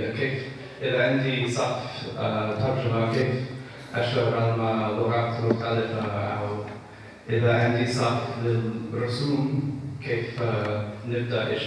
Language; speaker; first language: Arabic; non-native, fluent; English